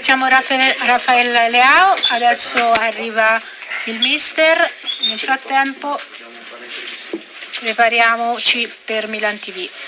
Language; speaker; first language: Italian; native; Italian